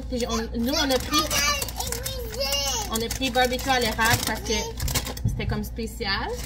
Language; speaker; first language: French; native; French